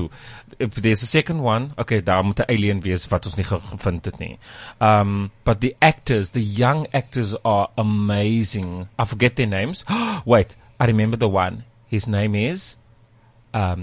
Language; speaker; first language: English; non-native, fluent; German